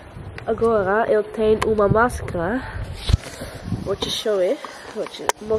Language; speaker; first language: Portuguese; non-native, learner; Dutch